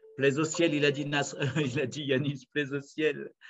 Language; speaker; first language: French; native; French